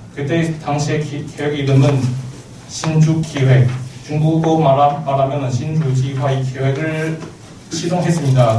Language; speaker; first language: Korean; non-native, learner; Chinese